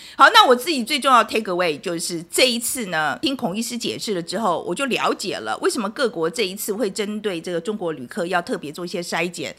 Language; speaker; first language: Chinese; native; Chinese